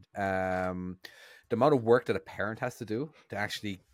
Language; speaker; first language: English; native; English